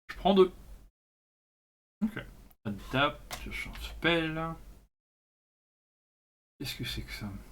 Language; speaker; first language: French; native; French